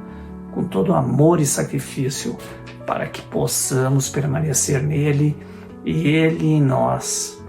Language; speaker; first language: Portuguese; native; Portuguese